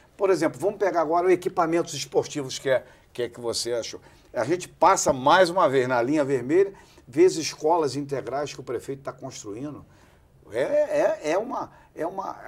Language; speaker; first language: Portuguese; native; Portuguese